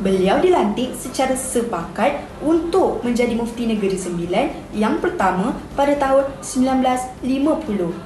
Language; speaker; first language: Malay; native; Malay